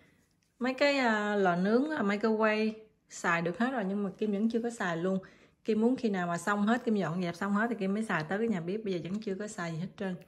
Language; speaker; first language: Vietnamese; native; Vietnamese